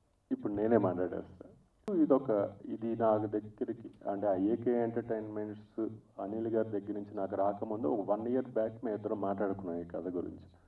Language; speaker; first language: Telugu; native; Telugu